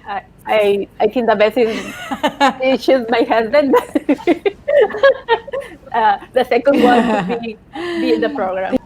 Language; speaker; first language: English; non-native, learner; Spanish